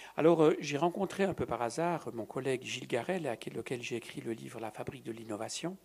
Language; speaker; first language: French; native; French